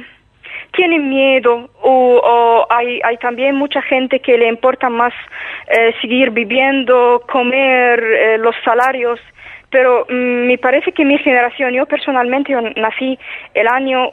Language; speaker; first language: Spanish; non-native, fluent; Arabic